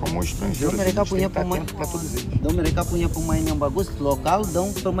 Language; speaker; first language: Indonesian; non-native, learner; Portuguese